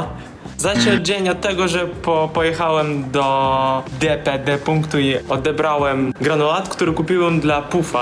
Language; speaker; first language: Polish; non-native, learner; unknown